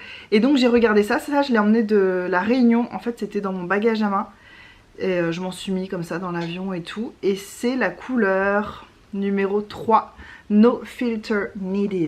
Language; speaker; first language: French; native; French